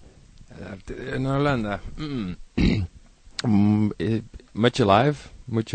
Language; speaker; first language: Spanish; non-native, learner; Dutch